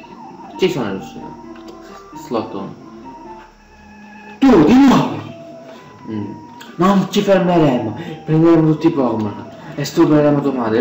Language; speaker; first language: Italian; native; Italian